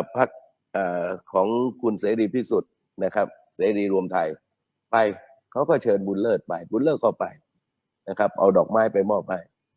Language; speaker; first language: Thai; native; Thai